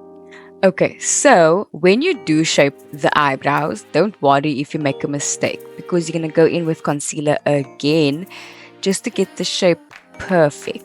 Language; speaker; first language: English; native; English